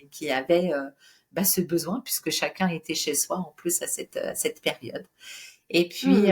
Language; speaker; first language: French; native; French